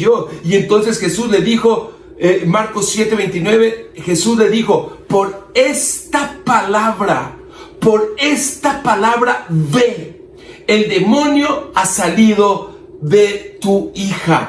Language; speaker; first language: Spanish; native; Spanish